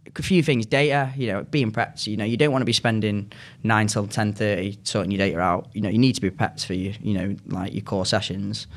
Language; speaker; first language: English; native; English